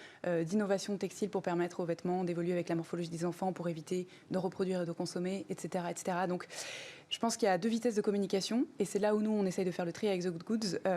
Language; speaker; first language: French; native; French